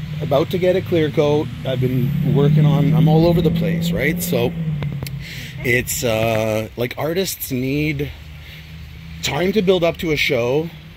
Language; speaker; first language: English; native; English